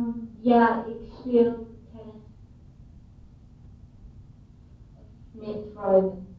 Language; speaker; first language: German; non-native, learner; English